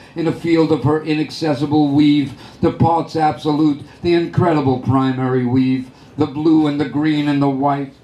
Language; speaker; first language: English; native; English